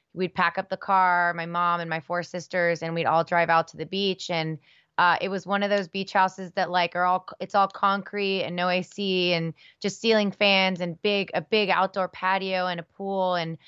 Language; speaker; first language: English; early bilingual, other home language; Spanish